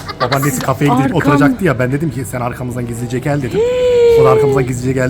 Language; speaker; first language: Turkish; native; Turkish